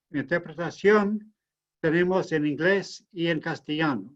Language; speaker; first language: Spanish; non-native, fluent; English